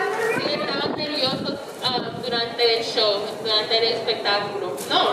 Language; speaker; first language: Spanish; early bilingual, heritage; English